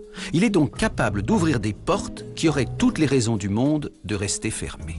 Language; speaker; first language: French; native; French